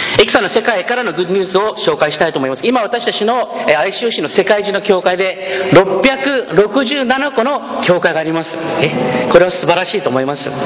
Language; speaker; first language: Japanese; early bilingual, heritage; Japanese